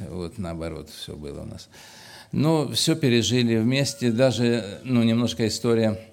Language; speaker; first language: Russian; native; Russian